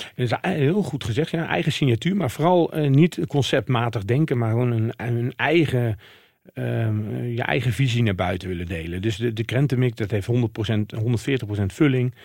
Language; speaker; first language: Dutch; native; Dutch